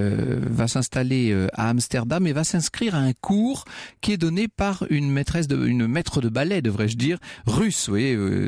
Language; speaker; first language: French; native; French